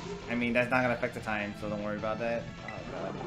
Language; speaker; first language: English; native; English